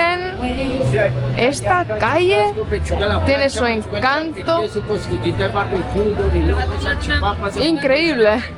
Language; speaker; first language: Spanish; non-native, fluent; Estonian